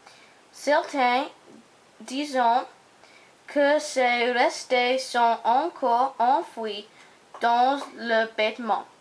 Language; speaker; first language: French; non-native, learner; English